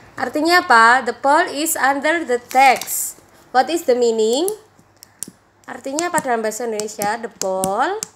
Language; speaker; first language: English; non-native, learner; Indonesian